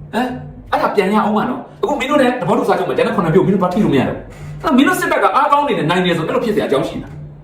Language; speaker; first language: Burmese; native; Burmese